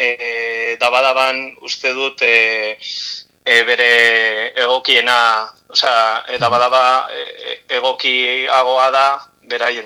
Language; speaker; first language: Basque; non-native, local second language; Spanish